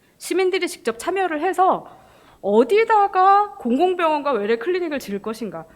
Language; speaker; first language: Korean; native; Korean